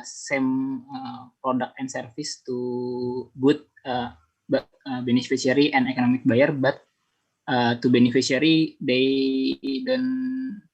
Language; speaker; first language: English; non-native, learner; Indonesian